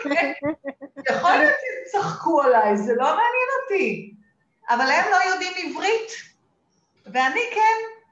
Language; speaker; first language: Hebrew; native; Hebrew